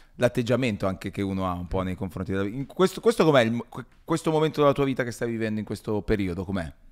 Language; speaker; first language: Italian; native; Italian